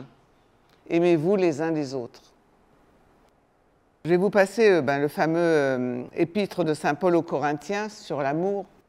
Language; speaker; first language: French; native; French